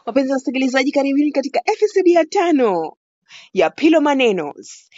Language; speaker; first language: Swahili; native; Swahili